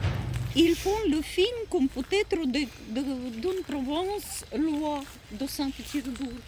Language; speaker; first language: French; non-native, learner; Russian